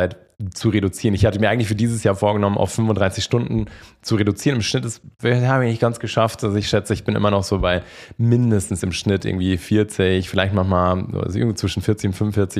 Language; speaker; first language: German; native; German